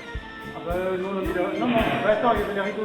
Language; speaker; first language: French; native; French